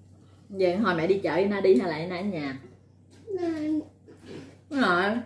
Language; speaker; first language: Vietnamese; native; Vietnamese